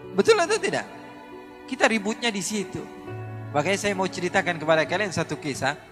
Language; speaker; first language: Indonesian; native; Indonesian